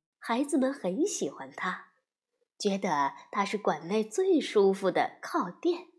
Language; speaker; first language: Chinese; native; Chinese